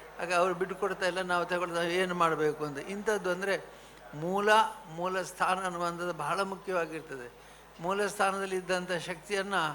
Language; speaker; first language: Kannada; non-native, local second language; Tulu